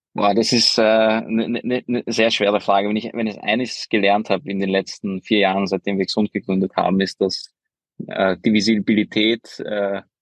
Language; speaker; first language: German; early bilingual, other home language; Hungarian